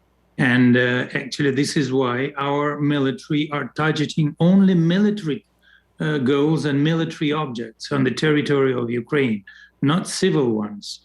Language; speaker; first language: English; non-native, fluent; Russian